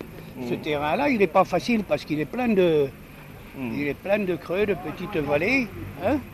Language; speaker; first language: French; native; French